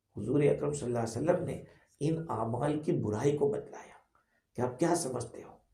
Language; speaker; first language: Urdu; non-native, local second language; Gujarati